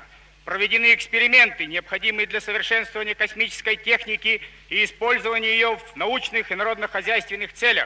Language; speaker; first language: Russian; native; Russian